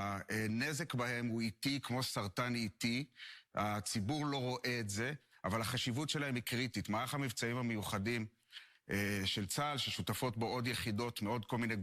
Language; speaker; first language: Hebrew; native; Hebrew